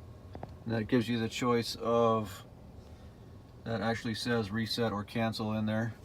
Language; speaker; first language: English; native; English